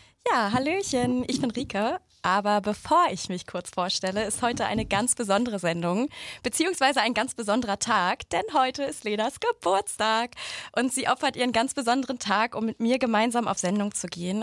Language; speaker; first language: German; native; German